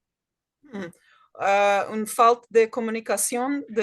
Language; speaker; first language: French; non-native, learner; Portuguese